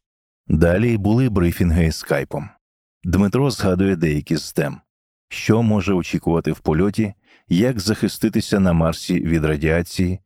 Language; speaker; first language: Ukrainian; native; Ukrainian